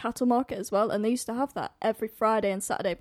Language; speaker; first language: English; native; English